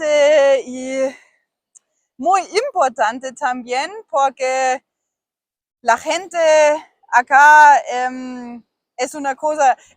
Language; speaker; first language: Spanish; non-native, fluent; German